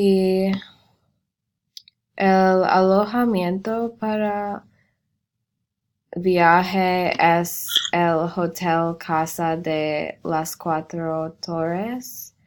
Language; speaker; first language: Spanish; non-native, learner; English